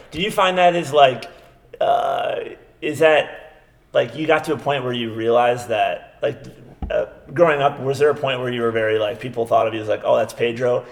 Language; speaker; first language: English; native; English